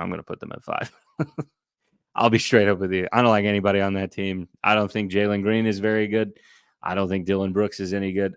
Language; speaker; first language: English; native; English